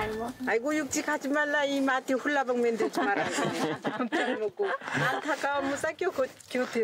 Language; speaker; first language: Korean; native; Korean